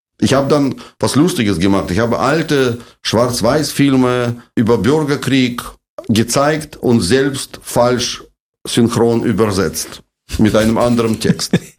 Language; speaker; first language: German; non-native, fluent; Russian